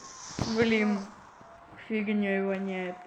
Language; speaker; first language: Russian; native; Russian